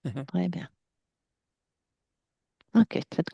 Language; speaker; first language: French; native; French